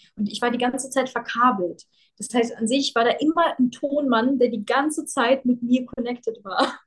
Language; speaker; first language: German; early bilingual, other home language; Russian